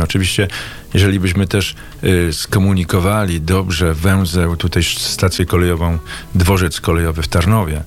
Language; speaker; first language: Polish; native; Polish